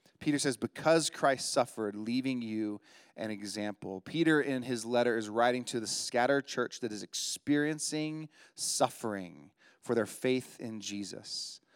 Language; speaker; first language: English; native; English